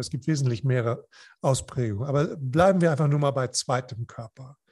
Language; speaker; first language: German; non-native, fluent; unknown